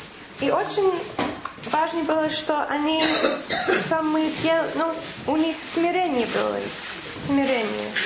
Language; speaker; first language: Russian; non-native, fluent; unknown